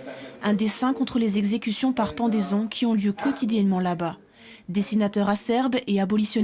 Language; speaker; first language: French; native; French